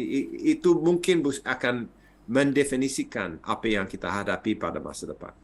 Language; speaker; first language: Indonesian; non-native, fluent; English